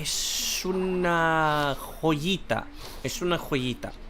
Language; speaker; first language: Spanish; non-native, fluent; English